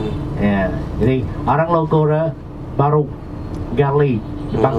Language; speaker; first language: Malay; non-native, learner; Vietnamese